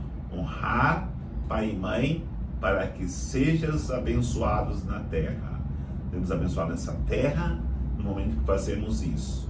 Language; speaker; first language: Portuguese; native; Portuguese